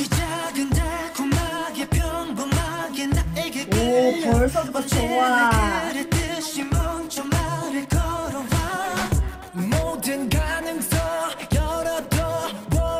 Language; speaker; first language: Korean; non-native, learner; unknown